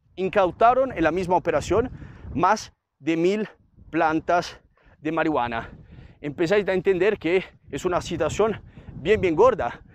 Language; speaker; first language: Spanish; non-native, fluent; Italian